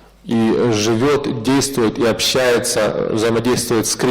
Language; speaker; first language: Russian; native; Russian